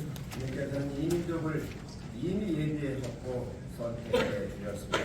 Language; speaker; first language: Korean; native; Korean